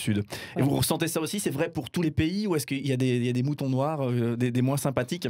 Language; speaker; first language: French; native; French